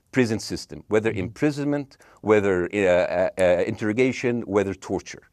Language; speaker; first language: English; non-native, fluent; Arabic